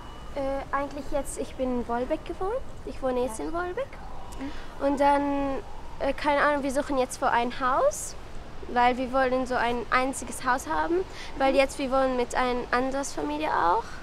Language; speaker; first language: German; non-native, learner; Arabic